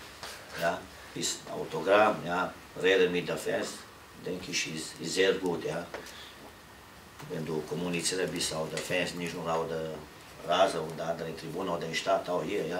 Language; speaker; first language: German; non-native, learner; Romanian